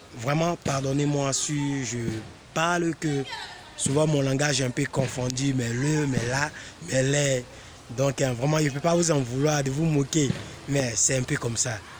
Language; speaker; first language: French; non-native, local second language; Lingala